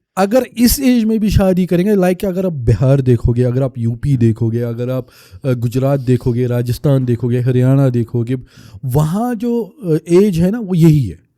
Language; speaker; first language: Urdu; non-native, local second language; Kashmiri